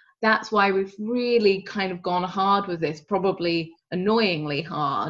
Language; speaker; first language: English; native; English